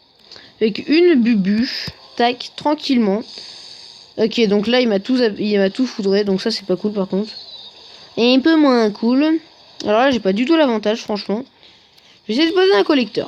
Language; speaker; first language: French; native; French